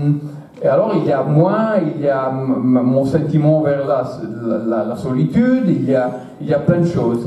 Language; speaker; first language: French; non-native, fluent; Italian